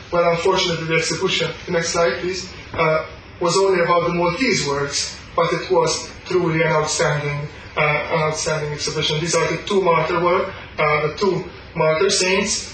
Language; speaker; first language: English; non-native, local second language; Maltese